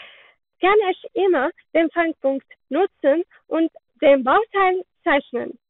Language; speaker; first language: German; non-native, learner; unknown